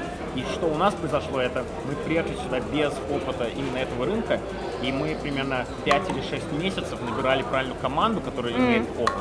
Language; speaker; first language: Russian; early bilingual, heritage; Russian